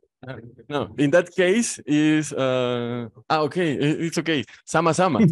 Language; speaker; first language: English; non-native, fluent; Spanish